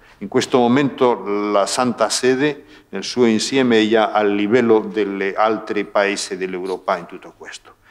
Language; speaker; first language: Italian; non-native, fluent; Spanish